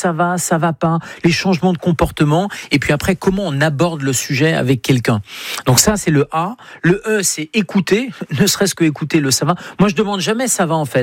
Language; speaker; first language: French; native; French